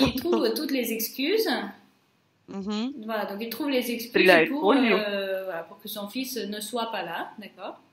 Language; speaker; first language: French; non-native, fluent; Russian